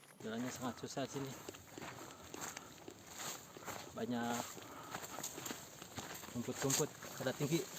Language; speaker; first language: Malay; non-native, local second language; Sundanese